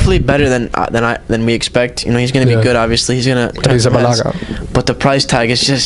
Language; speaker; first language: English; native; English